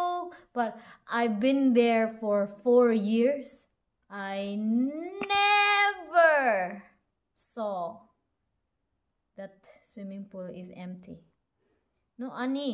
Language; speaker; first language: English; non-native, local second language; Cebuano